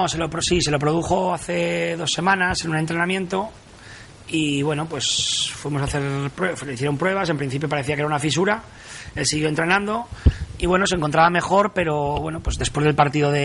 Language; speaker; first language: Spanish; native; Spanish